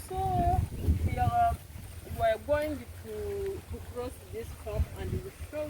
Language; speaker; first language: English; non-native, local second language; Kinyarwanda